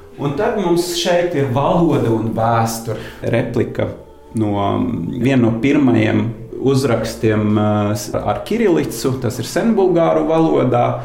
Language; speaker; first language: Latvian; non-native, fluent; Norwegian